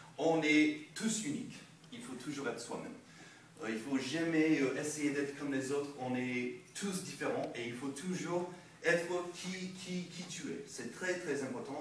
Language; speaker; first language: French; non-native, fluent; English